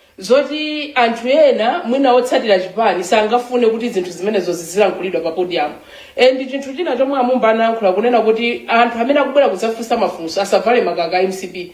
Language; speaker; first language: Nyanja; native; Nyanja